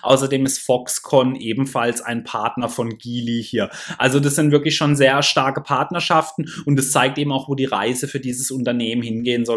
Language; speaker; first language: German; native; German